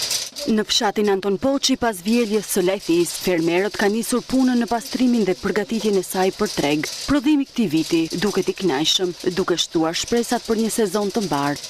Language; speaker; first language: Albanian; native; Albanian